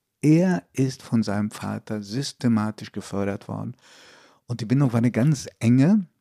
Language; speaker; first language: German; early bilingual, other home language; Italian